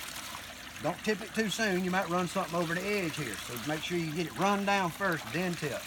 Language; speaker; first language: English; native; English